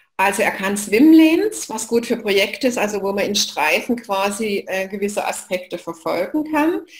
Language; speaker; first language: German; native; German